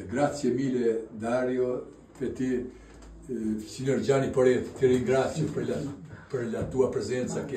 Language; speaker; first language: Italian; non-native, learner; Albanian